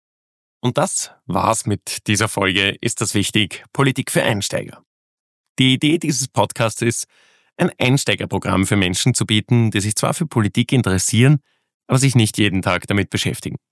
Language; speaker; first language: German; native; German